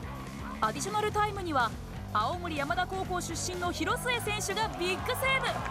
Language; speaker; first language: Japanese; native; Japanese